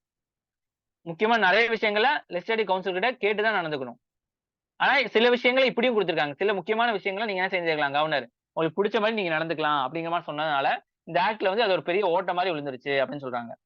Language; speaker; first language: Tamil; native; Tamil